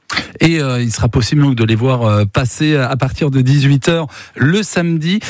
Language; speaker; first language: French; native; French